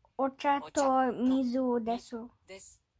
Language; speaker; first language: Japanese; non-native, learner; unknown